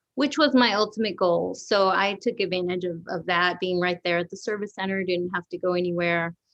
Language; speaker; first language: English; native; English